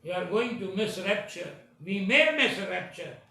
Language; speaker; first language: English; non-native, local second language; Hindi